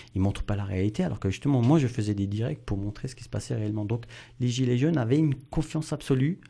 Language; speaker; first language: French; native; French